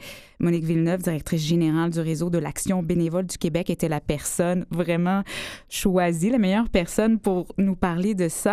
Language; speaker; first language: French; native; French